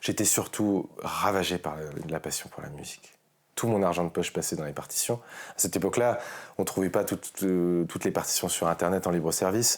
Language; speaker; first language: French; native; French